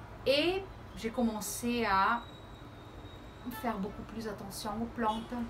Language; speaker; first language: French; early bilingual, heritage; Portuguese